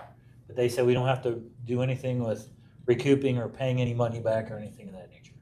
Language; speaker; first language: English; native; English